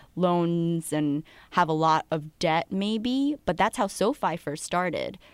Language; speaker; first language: English; native; English